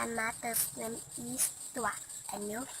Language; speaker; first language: English; non-native, learner; Hmong